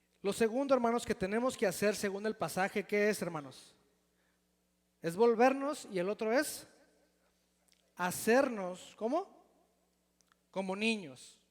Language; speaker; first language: Spanish; native; Spanish